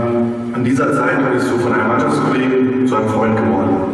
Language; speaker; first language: German; native; German